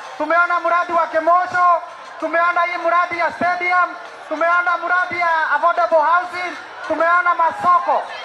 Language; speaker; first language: Swahili; non-native, local second language; Kikuyu